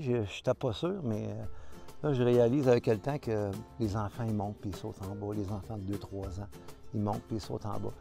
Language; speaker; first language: French; native; French